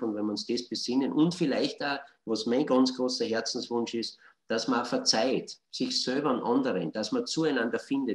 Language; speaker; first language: German; native; German